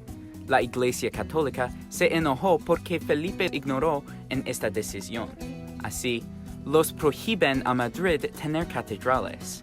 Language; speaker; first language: Spanish; non-native, learner; English